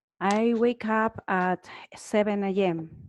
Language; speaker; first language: English; non-native, learner; Spanish